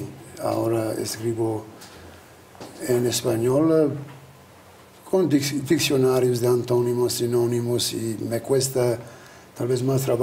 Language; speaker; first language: Spanish; non-native, fluent; Albanian